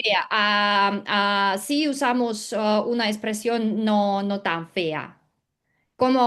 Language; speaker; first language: Spanish; non-native, learner; Russian